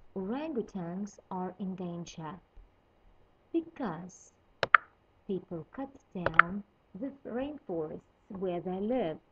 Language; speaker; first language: English; non-native, fluent; Lithuanian